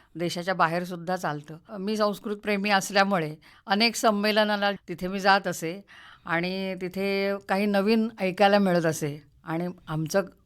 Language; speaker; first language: Marathi; native; Marathi